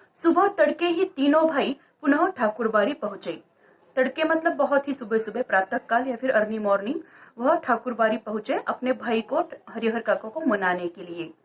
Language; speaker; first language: Hindi; non-native, local second language; Marathi